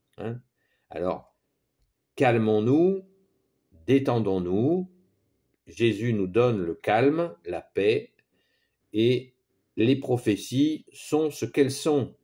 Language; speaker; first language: French; native; French